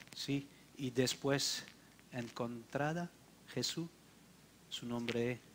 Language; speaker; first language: Spanish; non-native, learner; French